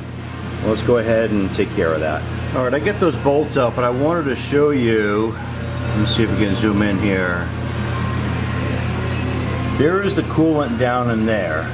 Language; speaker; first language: English; native; English